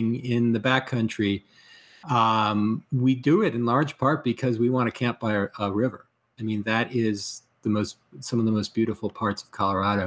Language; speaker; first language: English; native; English